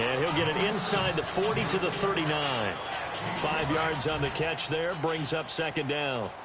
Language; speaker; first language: English; native; English